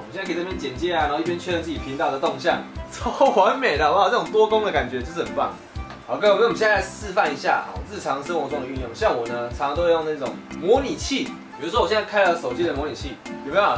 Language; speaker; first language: Chinese; native; Chinese